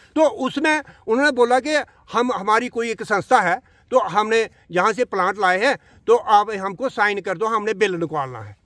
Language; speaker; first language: Hindi; native; Hindi